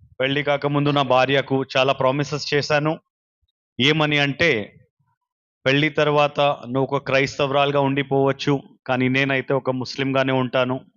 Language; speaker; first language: Telugu; non-native, local second language; Urdu